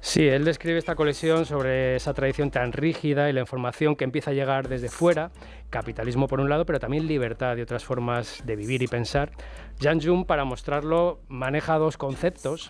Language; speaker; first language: Spanish; native; Spanish